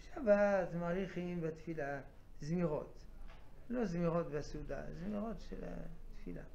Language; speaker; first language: Hebrew; non-native, fluent; French